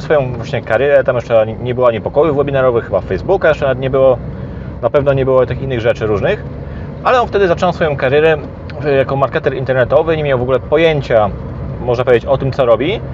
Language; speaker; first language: Polish; native; Polish